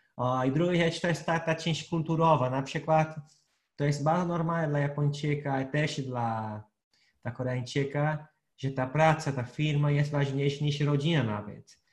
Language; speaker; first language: Polish; non-native, fluent; Portuguese